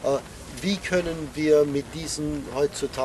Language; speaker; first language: German; non-native, fluent; English